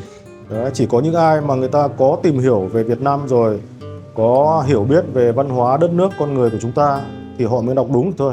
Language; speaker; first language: Vietnamese; native; Vietnamese